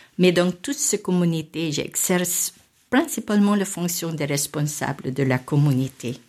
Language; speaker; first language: French; non-native, fluent; Filipino